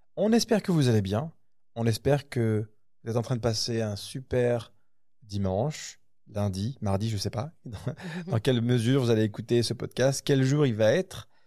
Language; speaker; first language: French; early bilingual, other home language; Arabic